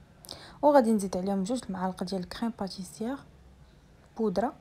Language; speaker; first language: Arabic; native; Arabic